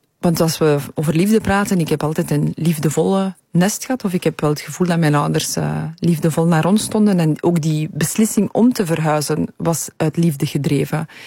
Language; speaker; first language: Dutch; early bilingual, other home language; Polish